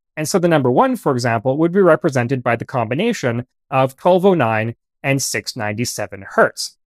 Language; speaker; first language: English; native; English